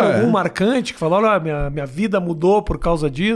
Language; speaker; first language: Portuguese; native; Portuguese